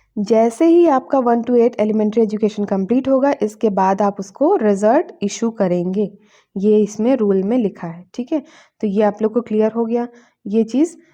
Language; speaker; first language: Hindi; native; Hindi